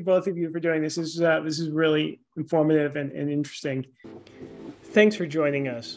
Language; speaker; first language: English; native; English